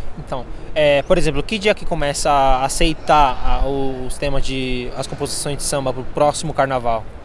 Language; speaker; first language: Portuguese; early bilingual, other home language; Spanish